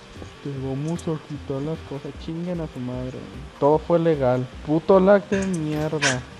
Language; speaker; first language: Spanish; native; Spanish